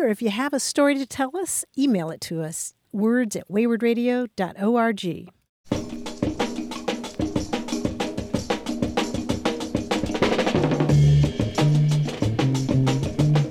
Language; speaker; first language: English; native; English